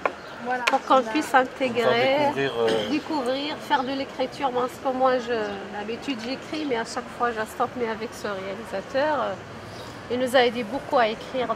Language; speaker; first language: French; non-native, local second language; Arabic